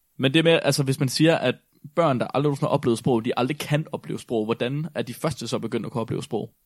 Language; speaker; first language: Danish; native; Danish